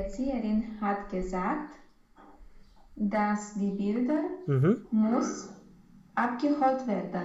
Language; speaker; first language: German; non-native, learner; Romanian